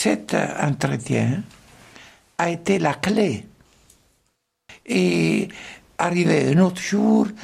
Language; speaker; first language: French; non-native, fluent; Italian